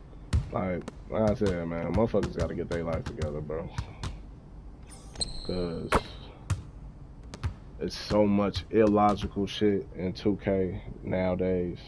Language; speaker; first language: English; native; English